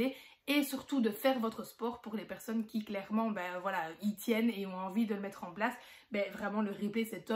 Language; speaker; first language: French; native; French